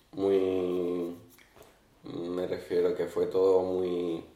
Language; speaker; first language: Spanish; early bilingual, other home language; Arabic